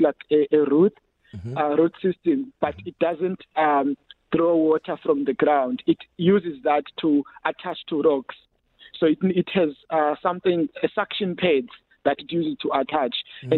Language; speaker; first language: English; non-native, local second language; Xhosa